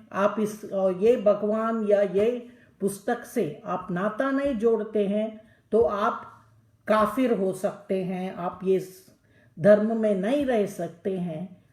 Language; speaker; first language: Hindi; non-native, local second language; Telugu